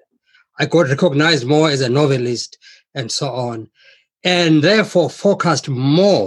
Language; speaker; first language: English; non-native, local second language; Xhosa